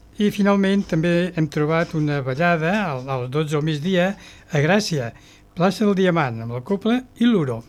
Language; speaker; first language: Catalan; native; Catalan